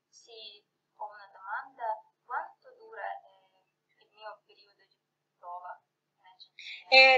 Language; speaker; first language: Italian; non-native, learner; Russian